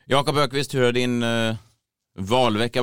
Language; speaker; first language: Swedish; native; Swedish